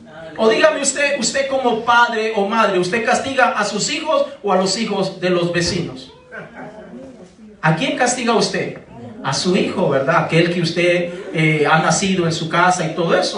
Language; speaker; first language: Spanish; native; Spanish